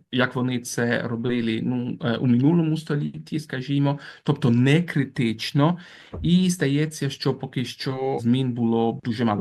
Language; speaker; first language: Ukrainian; non-native, fluent; Italian